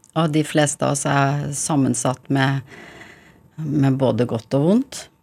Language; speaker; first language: Norwegian; early bilingual, heritage; English